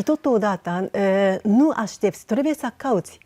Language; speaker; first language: Romanian; non-native, learner; Japanese